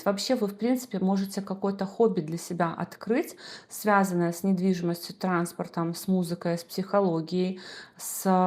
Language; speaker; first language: Russian; native; Russian